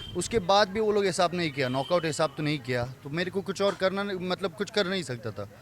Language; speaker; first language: Hindi; non-native, fluent; Persian